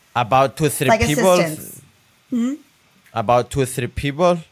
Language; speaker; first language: English; non-native, fluent; Greek